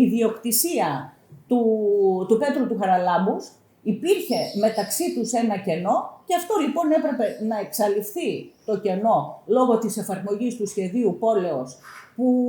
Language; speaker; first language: Greek; native; Greek